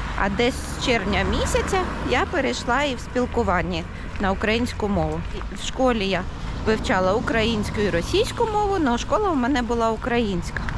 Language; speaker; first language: Ukrainian; non-native, local second language; Russian